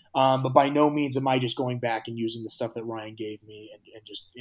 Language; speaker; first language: English; native; English